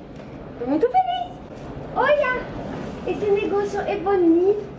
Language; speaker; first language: Portuguese; non-native, fluent; French